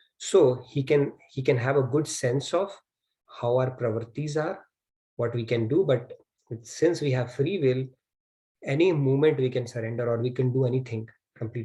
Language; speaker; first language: English; non-native, local second language; Hindi